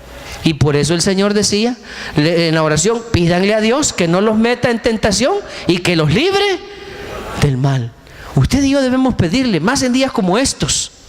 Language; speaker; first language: Spanish; native; Spanish